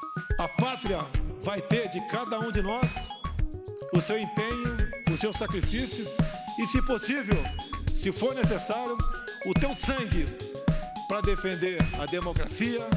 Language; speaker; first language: Portuguese; native; Portuguese